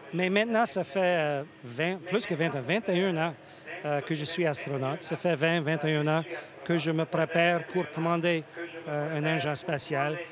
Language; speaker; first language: French; non-native, fluent; English